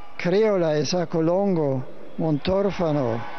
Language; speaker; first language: Italian; non-native, fluent; German